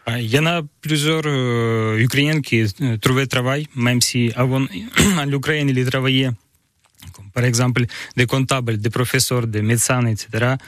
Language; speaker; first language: French; non-native, learner; Ukrainian